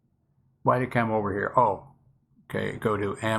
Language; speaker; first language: English; native; English